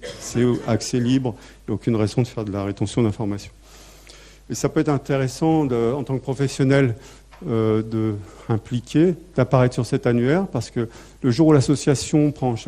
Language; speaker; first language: French; native; French